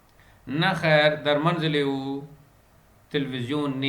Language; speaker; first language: Persian; non-native, fluent; Urdu